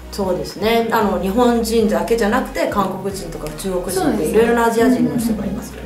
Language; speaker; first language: Japanese; early bilingual, heritage; Japanese